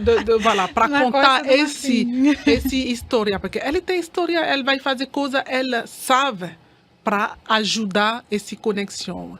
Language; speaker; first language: Portuguese; non-native, learner; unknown